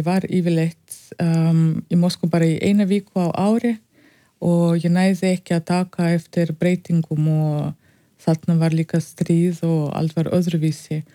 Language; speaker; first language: Icelandic; non-native, fluent; Russian